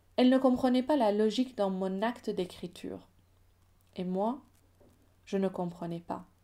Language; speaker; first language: French; non-native, fluent; Persian